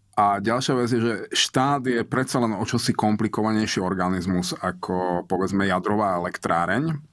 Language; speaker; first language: Slovak; non-native, local second language; Hungarian